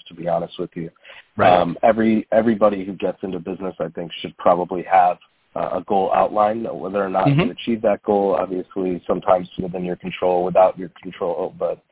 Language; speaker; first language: English; native; English